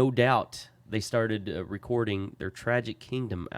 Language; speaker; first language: English; native; English